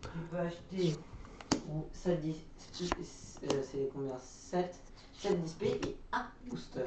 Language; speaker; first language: French; native; French